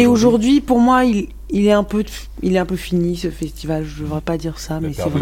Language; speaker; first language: French; non-native, local second language; Arabic